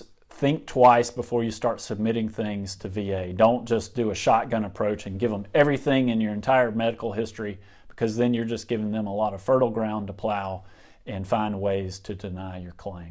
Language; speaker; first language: English; native; English